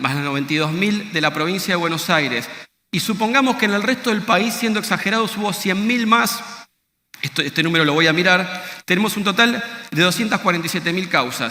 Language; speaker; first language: Spanish; native; Spanish